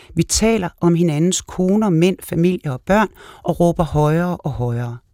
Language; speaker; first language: Danish; native; Danish